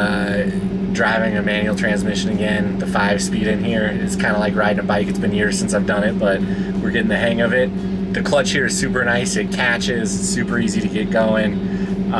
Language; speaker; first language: English; native; English